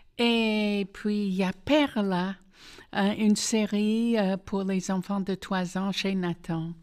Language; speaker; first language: French; non-native, fluent; English